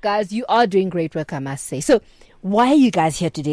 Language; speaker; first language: English; non-native, local second language; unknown